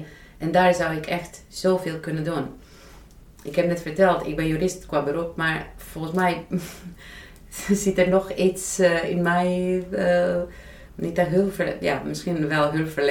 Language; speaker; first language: Dutch; non-native, fluent; Romanian